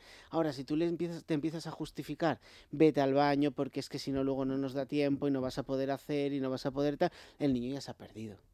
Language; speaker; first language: Spanish; native; Spanish